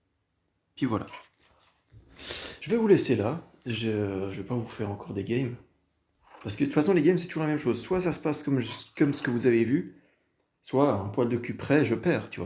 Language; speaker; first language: French; native; French